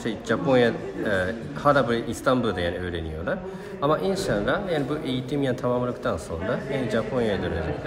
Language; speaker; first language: Turkish; non-native, fluent; Japanese